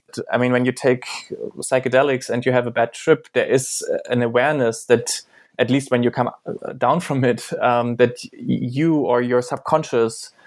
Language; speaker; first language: English; non-native, fluent; German